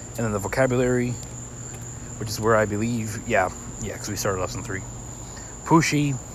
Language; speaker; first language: English; native; English